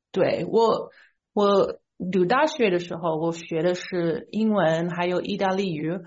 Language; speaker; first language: Chinese; non-native, fluent; English